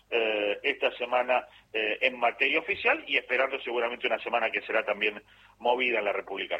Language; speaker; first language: Spanish; native; Spanish